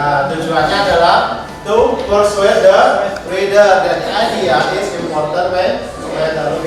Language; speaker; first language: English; non-native, fluent; Indonesian